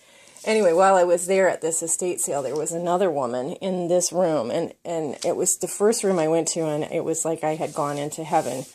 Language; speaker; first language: English; native; English